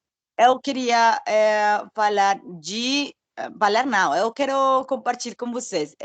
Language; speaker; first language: Portuguese; non-native, learner; Spanish